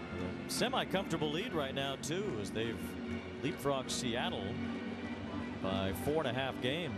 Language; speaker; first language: English; native; English